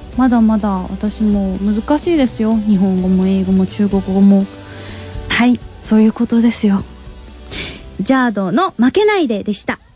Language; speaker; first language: Japanese; non-native, fluent; Korean